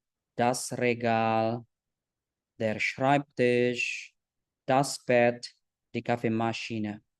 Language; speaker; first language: German; non-native, fluent; Indonesian